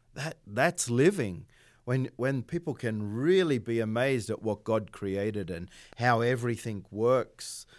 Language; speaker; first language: English; native; English